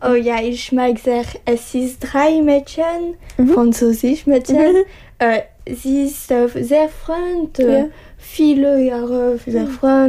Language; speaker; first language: German; non-native, learner; French